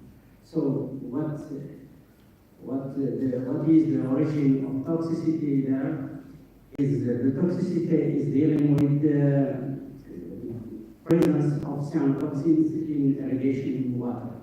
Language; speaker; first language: English; non-native, fluent; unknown